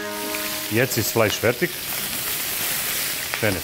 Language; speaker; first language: German; non-native, learner; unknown